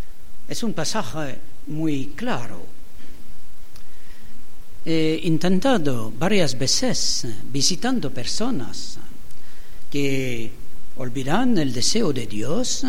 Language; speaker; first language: Spanish; non-native, fluent; French